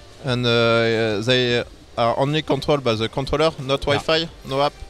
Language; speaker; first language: English; non-native, fluent; French